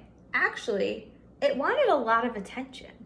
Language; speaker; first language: English; native; English